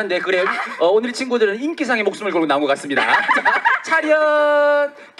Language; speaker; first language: Korean; native; Korean